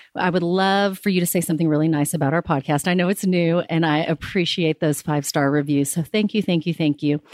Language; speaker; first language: English; native; English